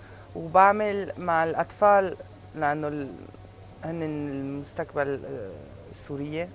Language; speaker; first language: Arabic; early bilingual, heritage; Arabic